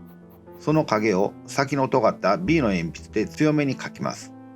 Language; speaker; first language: Japanese; native; Japanese